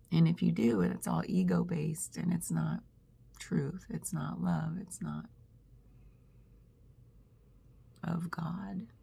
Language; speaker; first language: English; native; English